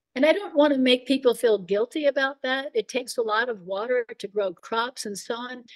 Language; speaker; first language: English; native; English